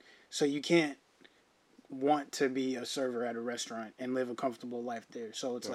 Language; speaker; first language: English; early bilingual, other home language; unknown